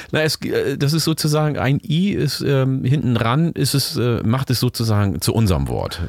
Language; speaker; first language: German; early bilingual, other home language; Oromo